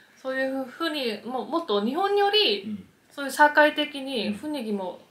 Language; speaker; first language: Japanese; non-native, fluent; Korean